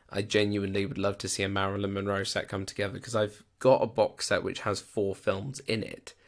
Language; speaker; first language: English; native; English